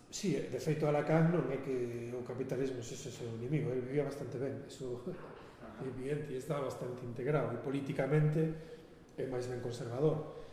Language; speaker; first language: Galician; non-native, local second language; Spanish